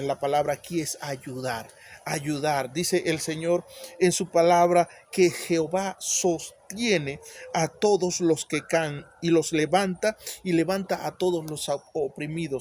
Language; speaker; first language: Spanish; native; Spanish